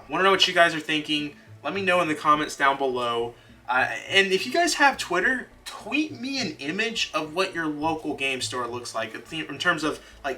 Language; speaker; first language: English; native; English